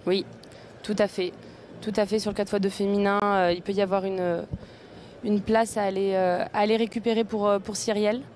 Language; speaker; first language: French; native; French